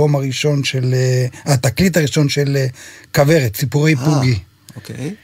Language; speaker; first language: Hebrew; native; Hebrew